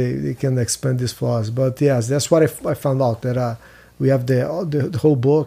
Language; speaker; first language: English; non-native, fluent; Portuguese